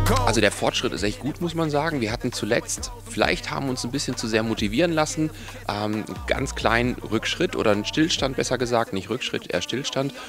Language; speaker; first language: German; native; German